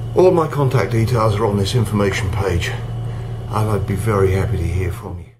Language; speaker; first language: English; native; English